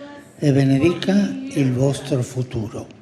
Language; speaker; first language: Italian; non-native, fluent; Spanish